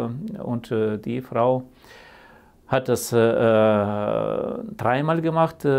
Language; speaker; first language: German; early bilingual, heritage; German